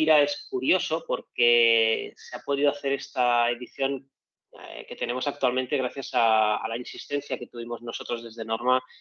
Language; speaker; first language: Spanish; native; Spanish